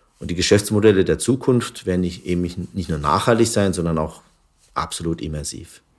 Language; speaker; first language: German; early bilingual, other home language; Turkish